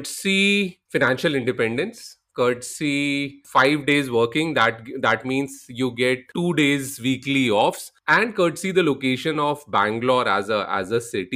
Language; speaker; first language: English; non-native, local second language; Hindi